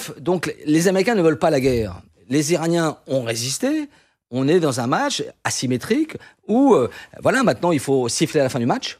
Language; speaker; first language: French; native; French